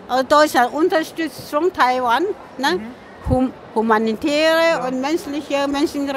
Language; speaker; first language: German; non-native, fluent; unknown